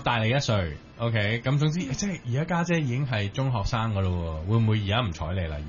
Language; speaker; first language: Cantonese; native; Cantonese